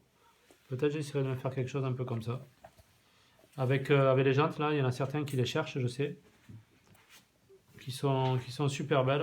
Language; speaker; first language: French; native; French